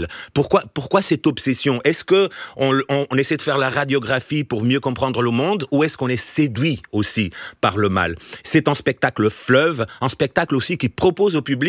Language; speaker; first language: French; non-native, fluent; Portuguese